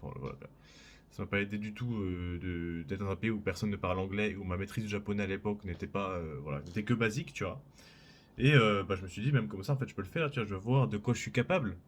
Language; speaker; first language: French; native; French